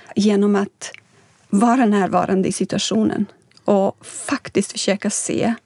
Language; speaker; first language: Swedish; non-native, fluent; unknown